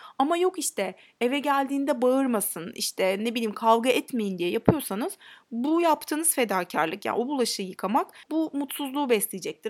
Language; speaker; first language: Turkish; native; Turkish